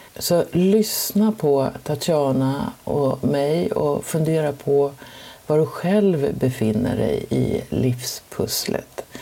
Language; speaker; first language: Swedish; native; Swedish